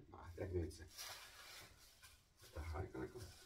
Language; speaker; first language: Norwegian; native; Norwegian